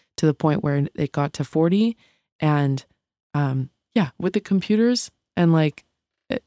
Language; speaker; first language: English; native; English